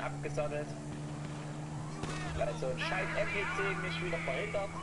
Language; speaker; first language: German; native; German